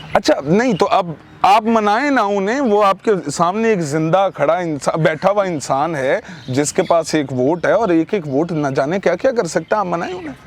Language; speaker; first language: Urdu; non-native, local second language; Punjabi